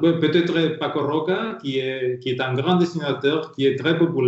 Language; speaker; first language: French; non-native, fluent; Spanish